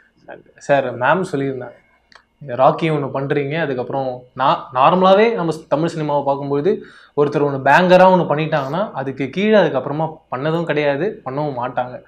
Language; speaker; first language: Tamil; native; Tamil